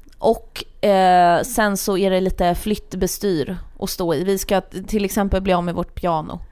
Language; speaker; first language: Swedish; native; Swedish